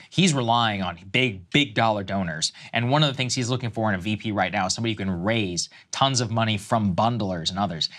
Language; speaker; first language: English; native; English